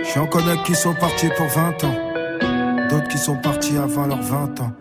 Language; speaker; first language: French; native; French